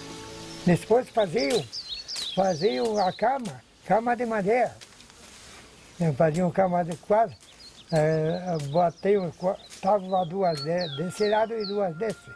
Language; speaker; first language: Portuguese; non-native, local second language; Polish